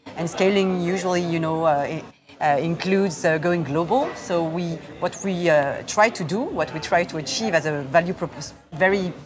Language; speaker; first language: English; non-native, fluent; Korean